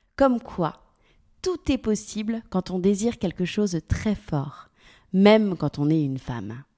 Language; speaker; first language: French; native; French